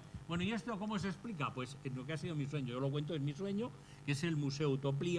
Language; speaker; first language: Spanish; native; Spanish